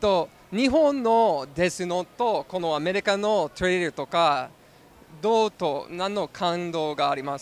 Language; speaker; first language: Japanese; non-native, learner; English